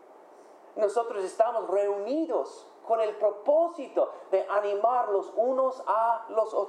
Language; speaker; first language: Spanish; non-native, fluent; English